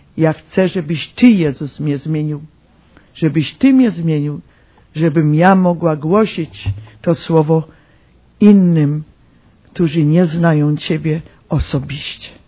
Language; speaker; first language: Polish; early bilingual, heritage; Polish